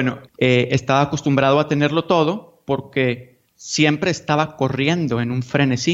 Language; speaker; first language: Spanish; native; Spanish